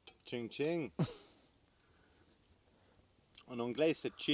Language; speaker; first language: French; non-native, learner; English